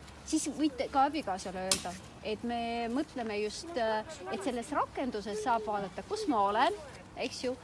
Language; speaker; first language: Estonian; non-native, local second language; Russian